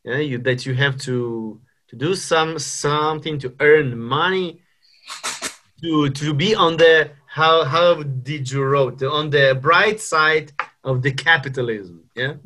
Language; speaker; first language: English; non-native, fluent; Ukrainian